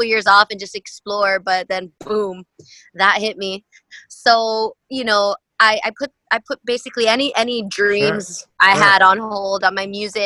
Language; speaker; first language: English; native; English